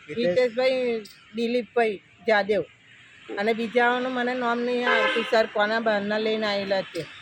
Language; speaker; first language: Gujarati; native; Gujarati